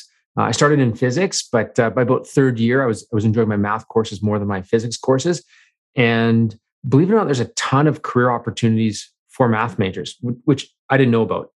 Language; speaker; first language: English; native; English